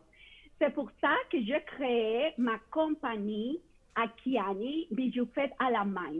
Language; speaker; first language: French; non-native, fluent; Spanish